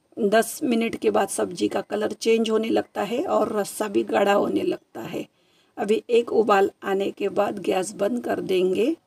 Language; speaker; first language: Hindi; non-native, local second language; Marathi